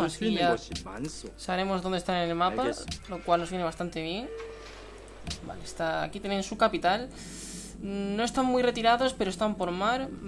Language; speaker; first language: Spanish; native; Spanish